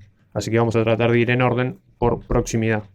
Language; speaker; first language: Spanish; native; Spanish